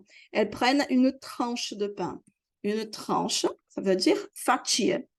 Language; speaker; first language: French; non-native, fluent; Portuguese